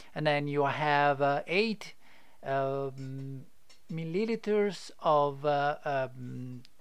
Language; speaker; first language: English; non-native, fluent; Italian